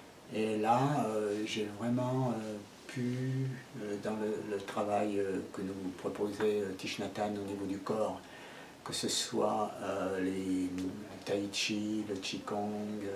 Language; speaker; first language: French; native; French